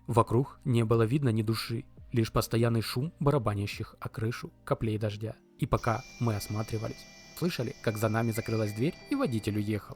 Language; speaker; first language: Russian; native; Russian